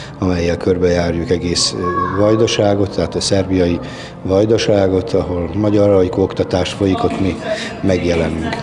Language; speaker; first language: Hungarian; native; Hungarian